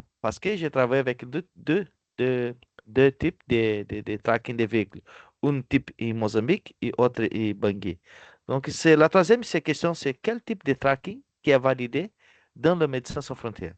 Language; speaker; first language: French; non-native, fluent; Portuguese